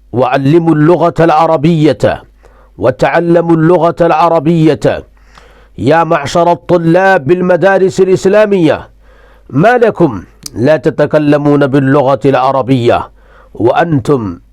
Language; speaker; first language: Arabic; non-native, fluent; Urdu